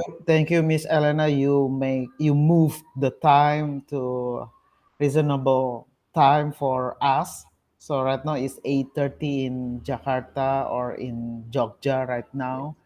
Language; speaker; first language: English; non-native, learner; Indonesian